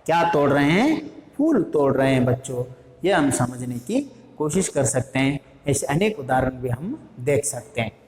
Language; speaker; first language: Hindi; non-native, local second language; Kannada